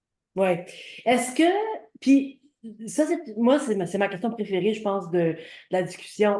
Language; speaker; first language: French; native; French